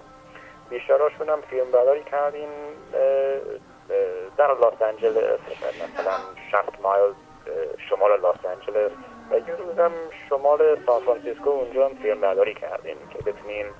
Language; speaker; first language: Persian; early bilingual, heritage; Persian